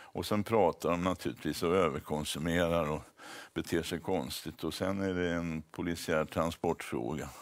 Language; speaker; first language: Swedish; native; Swedish